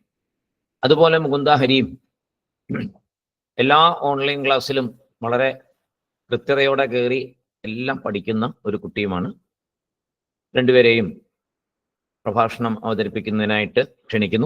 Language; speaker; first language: Malayalam; native; Malayalam